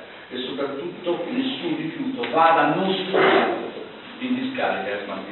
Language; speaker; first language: Italian; native; Italian